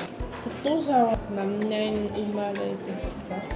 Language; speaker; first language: Japanese; non-native, learner; Korean